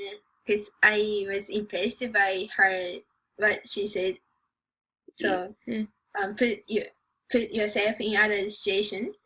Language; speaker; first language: English; non-native, learner; Japanese